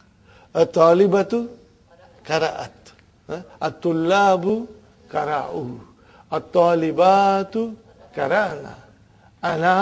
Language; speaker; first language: Arabic; non-native, fluent; Urdu